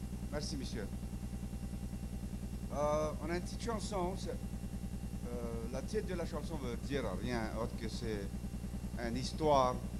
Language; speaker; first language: French; early bilingual, heritage; French